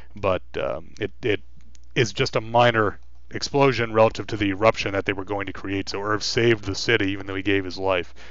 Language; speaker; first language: English; native; English